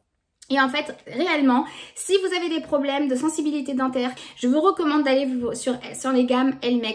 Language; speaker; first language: French; native; French